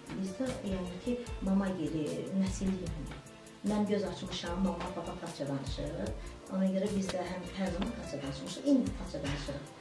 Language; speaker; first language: Azerbaijani; non-native, local second language; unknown